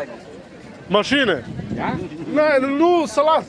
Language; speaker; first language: German; non-native, learner; Serbian